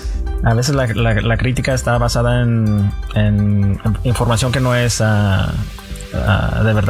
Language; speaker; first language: Spanish; early bilingual, heritage; Spanish